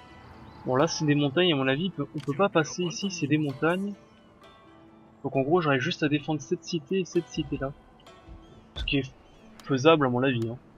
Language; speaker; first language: French; native; French